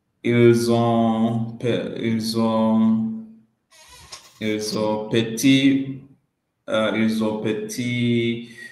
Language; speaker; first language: French; non-native, learner; Swahili